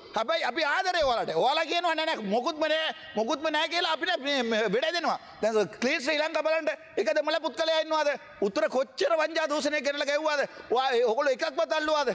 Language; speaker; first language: Sinhala; non-native, local second language; Tamil